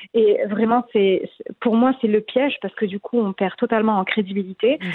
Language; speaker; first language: French; non-native, local second language; Arabic